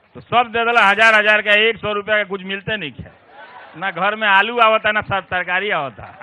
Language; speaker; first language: Hindi; non-native, local second language; Bhojpuri